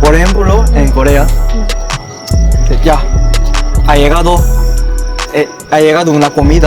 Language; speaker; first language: Spanish; non-native, learner; Korean